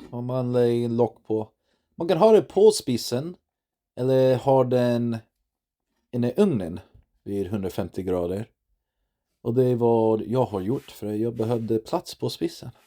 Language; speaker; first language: Swedish; non-native, learner; English